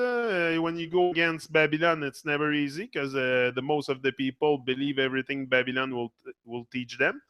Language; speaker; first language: English; non-native, fluent; French